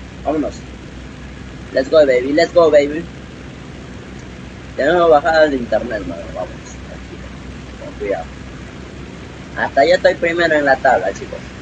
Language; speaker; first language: Spanish; native; Spanish